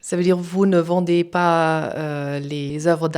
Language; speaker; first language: French; non-native, fluent; German